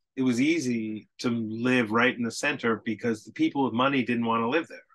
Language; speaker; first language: English; native; English